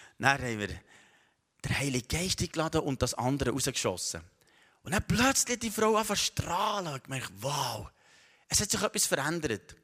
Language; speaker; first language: German; native; German